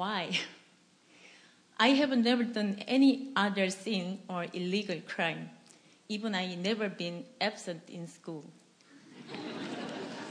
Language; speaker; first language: English; non-native, fluent; Korean